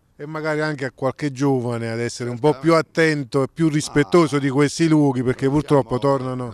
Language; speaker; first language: Italian; native; Italian